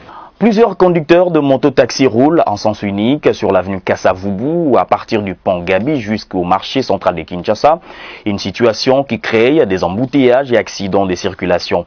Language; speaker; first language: French; native; French